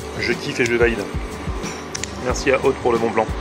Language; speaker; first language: French; native; French